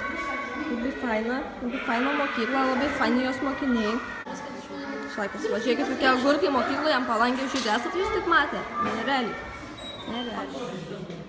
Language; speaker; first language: Lithuanian; native; Lithuanian